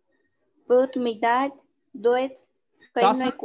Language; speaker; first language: English; non-native, learner; Spanish